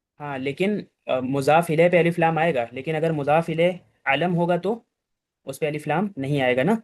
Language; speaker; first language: Urdu; native; Urdu